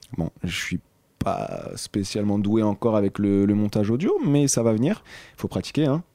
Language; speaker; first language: French; native; French